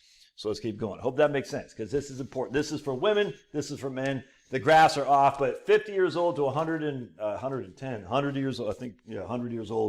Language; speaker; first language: English; native; English